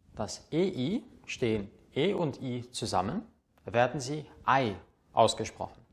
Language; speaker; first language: German; native; German